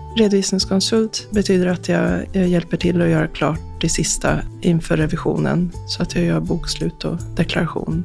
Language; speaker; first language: Swedish; native; Swedish